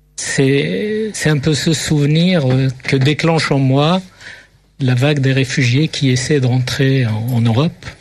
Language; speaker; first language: French; early bilingual, other home language; Arabic